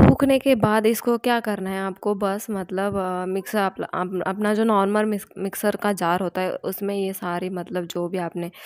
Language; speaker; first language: Hindi; non-native, local second language; Marathi